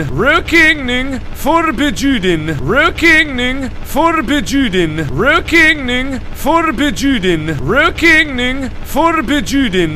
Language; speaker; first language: Swedish; non-native, learner; English